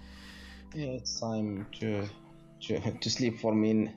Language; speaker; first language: English; non-native, learner; Arabic